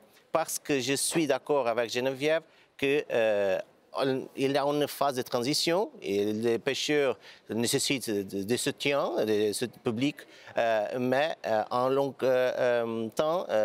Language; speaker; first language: French; non-native, learner; Portuguese